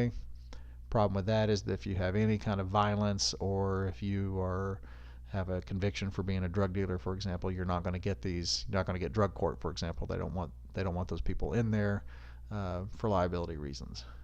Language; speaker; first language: English; native; English